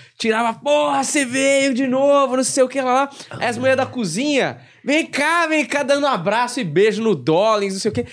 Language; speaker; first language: Portuguese; native; Portuguese